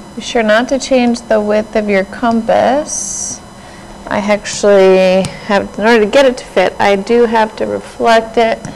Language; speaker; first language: English; native; English